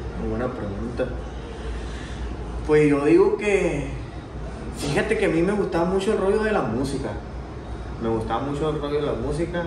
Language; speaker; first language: Spanish; native; Spanish